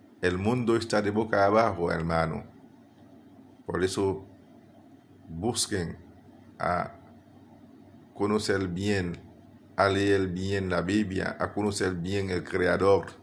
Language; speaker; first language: Spanish; non-native, fluent; Haitian Creole